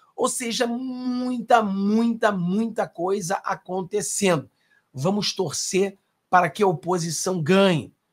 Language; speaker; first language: Portuguese; non-native, fluent; Spanish